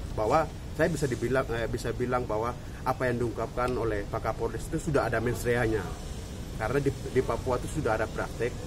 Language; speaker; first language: Indonesian; native; Indonesian